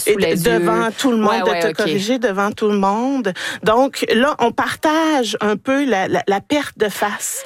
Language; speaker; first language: French; native; French